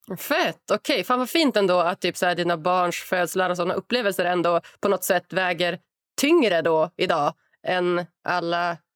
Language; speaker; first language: Swedish; native; Swedish